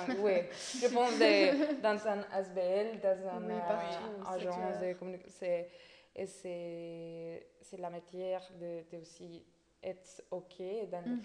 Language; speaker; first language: French; non-native, fluent; Spanish